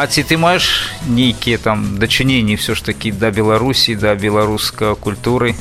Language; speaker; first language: Belarusian; native; Belarusian